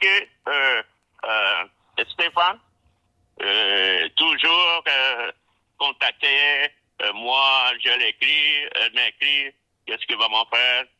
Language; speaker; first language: French; non-native, learner; Spanish